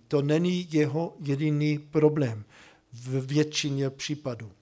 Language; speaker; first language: Czech; non-native, fluent; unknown